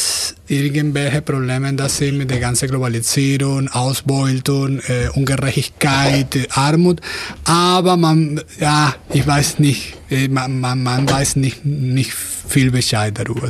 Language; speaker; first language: German; non-native, fluent; Spanish